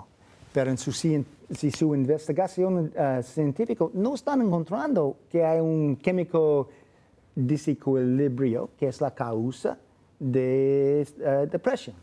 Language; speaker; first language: Spanish; non-native, fluent; English